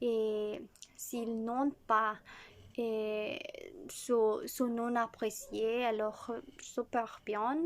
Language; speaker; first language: French; non-native, learner; Spanish